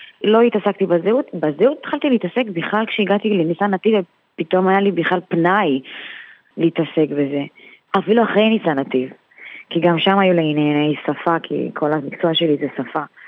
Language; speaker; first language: Hebrew; non-native, fluent; Russian